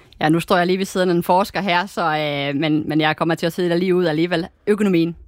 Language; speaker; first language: Danish; native; Danish